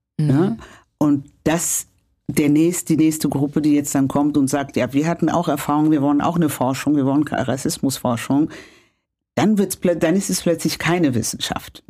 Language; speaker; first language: German; non-native, fluent; Kinyarwanda